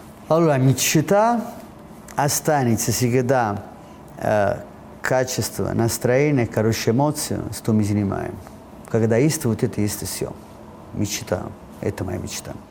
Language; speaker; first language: Russian; non-native, learner; Italian